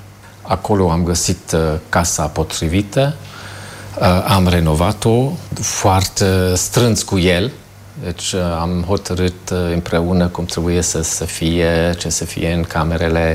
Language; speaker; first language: Romanian; non-native, fluent; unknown